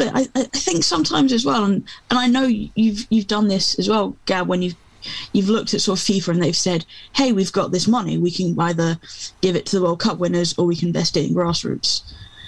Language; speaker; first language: English; native; English